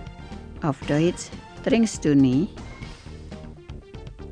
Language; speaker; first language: German; non-native, fluent; Indonesian